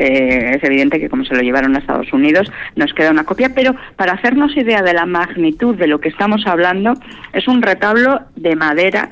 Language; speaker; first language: Spanish; native; Spanish